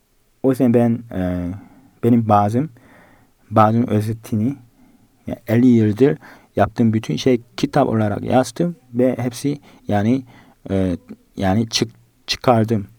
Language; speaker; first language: Turkish; non-native, fluent; Korean